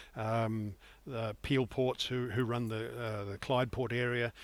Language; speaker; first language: English; native; English